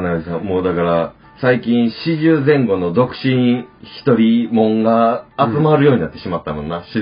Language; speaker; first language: Japanese; native; Japanese